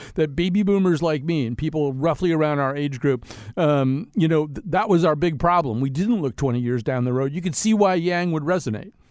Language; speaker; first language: English; native; English